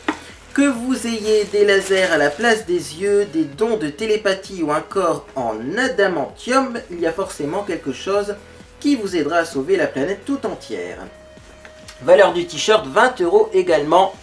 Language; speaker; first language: French; native; French